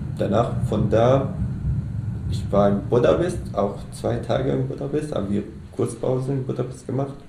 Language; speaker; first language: German; non-native, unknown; Arabic